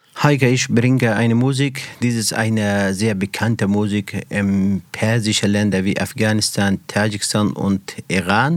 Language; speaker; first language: German; non-native, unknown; Persian